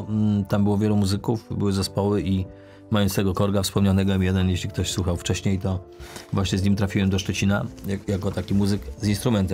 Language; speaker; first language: Polish; native; Polish